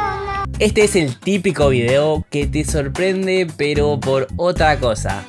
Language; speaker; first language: Spanish; native; Spanish